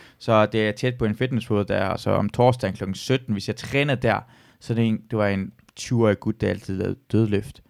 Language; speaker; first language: Danish; early bilingual, other home language; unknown